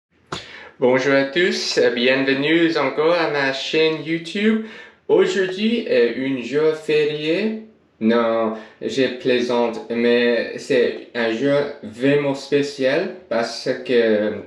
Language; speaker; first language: French; non-native, learner; English